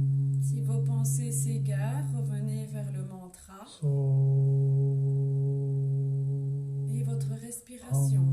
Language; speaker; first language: French; native; French